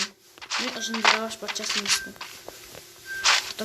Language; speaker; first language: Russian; non-native, local second language; Kazakh